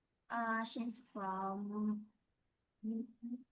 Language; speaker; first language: English; non-native, learner; Vietnamese